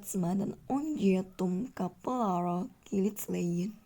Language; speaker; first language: Turkish; non-native, learner; Indonesian